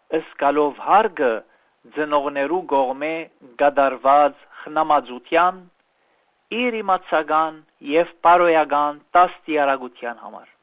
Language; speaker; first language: Armenian; early bilingual, heritage; Armenian